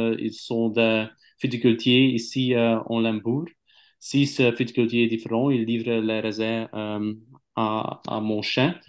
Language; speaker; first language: French; non-native, local second language; Dutch